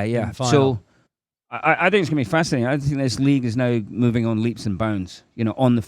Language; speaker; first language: English; native; English